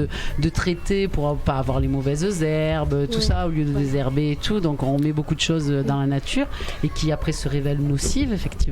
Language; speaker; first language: French; native; French